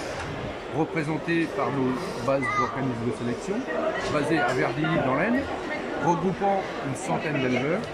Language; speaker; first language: French; native; French